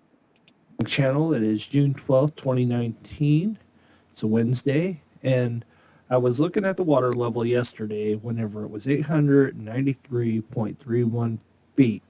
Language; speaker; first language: English; native; English